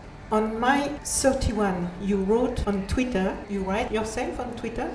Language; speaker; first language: English; non-native, fluent; French